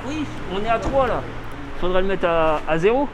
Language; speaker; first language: French; native; French